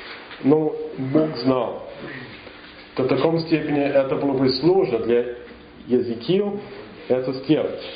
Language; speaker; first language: Russian; non-native, fluent; English